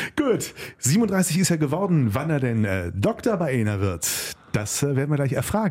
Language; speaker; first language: German; native; German